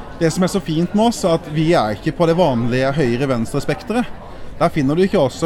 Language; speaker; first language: Norwegian; native; Norwegian